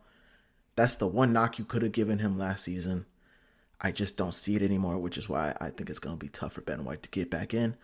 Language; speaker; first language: English; native; English